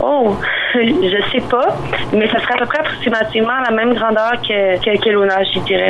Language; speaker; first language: French; native; French